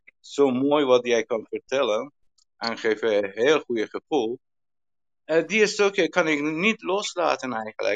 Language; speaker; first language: Dutch; non-native, learner; Persian